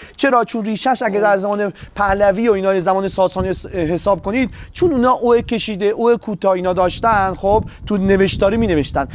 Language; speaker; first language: Persian; non-native, local second language; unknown